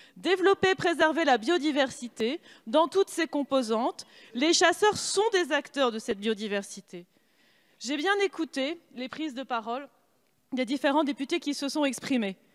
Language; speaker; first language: French; native; French